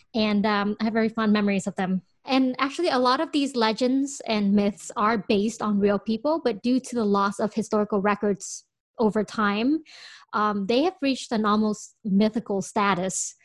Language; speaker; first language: English; early bilingual, other home language; Vietnamese